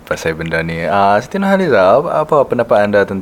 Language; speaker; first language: English; non-native, local second language; Malay